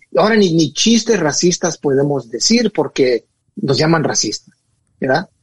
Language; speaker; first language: Spanish; early bilingual, heritage; Spanish